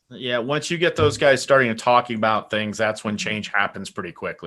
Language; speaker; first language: English; native; English